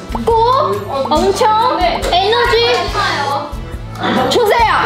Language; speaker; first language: Korean; non-native, fluent; Chinese